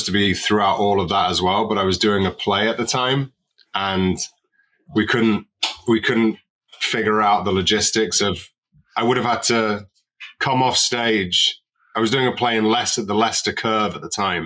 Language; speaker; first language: English; native; English